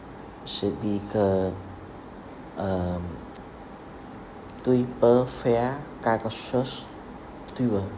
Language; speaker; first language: French; non-native, learner; Vietnamese